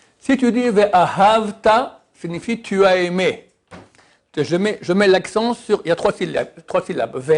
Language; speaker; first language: French; native; French